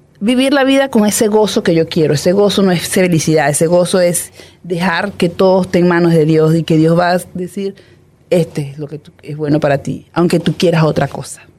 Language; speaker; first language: Spanish; native; Spanish